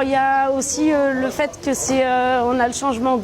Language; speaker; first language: French; native; French